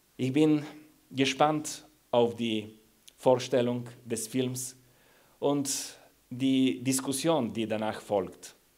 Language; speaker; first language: German; non-native, fluent; Bulgarian